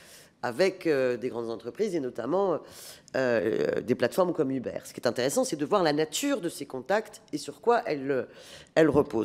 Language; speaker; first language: French; native; French